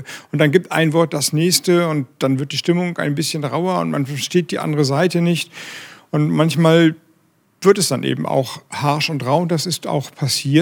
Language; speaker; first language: German; native; German